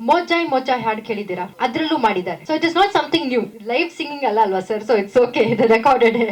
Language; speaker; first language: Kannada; non-native, local second language; Tamil